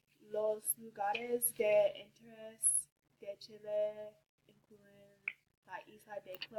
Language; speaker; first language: Spanish; non-native, learner; English